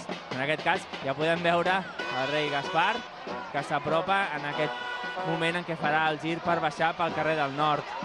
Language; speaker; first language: Catalan; native; Catalan